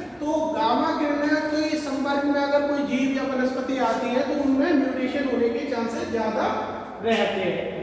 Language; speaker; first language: Hindi; native; Hindi